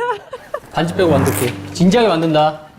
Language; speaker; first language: Korean; native; Korean